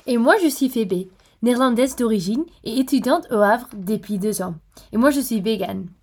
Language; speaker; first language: French; non-native, fluent; Dutch